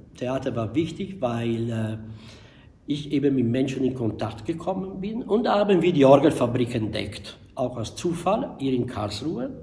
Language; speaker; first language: German; non-native, fluent; Italian